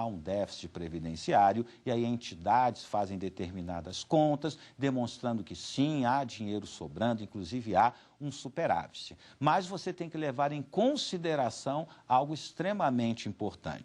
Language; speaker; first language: Portuguese; native; Portuguese